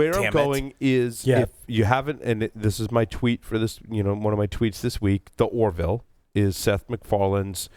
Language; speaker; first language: English; native; English